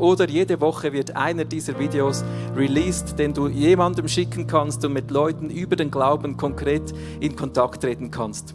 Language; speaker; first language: German; native; German